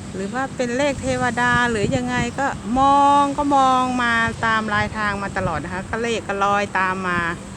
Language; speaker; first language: Thai; non-native, local second language; Northeastern Thai